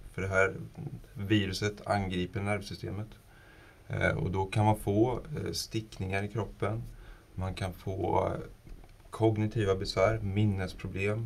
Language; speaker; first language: Swedish; non-native, fluent; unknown